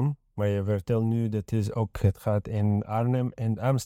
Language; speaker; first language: Dutch; non-native, learner; Arabic